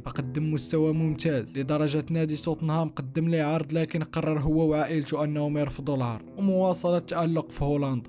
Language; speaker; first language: Arabic; native; Arabic